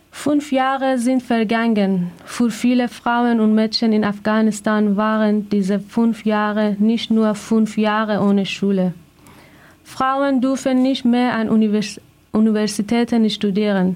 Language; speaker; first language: German; non-native, fluent; Persian